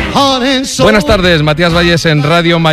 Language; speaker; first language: Spanish; native; Spanish